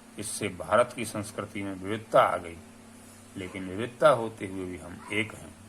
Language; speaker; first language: Hindi; native; Hindi